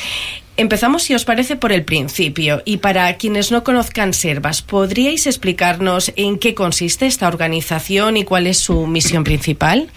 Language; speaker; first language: Spanish; native; Spanish